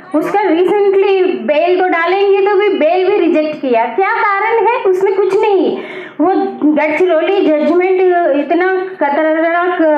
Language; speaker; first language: Hindi; non-native, local second language; Telugu